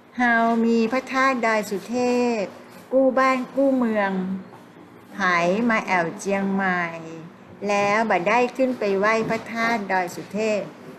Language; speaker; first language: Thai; native; Thai